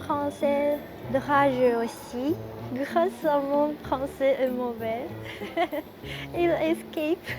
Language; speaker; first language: French; non-native, learner; Japanese